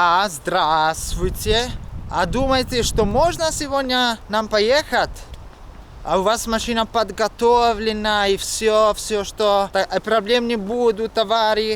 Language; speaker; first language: Russian; non-native, learner; Italian